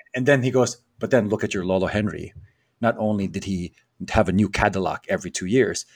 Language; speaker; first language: English; non-native, local second language; Filipino